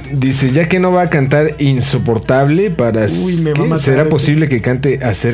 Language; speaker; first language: Spanish; native; Spanish